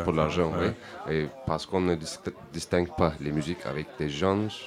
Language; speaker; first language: French; non-native, learner; Turkish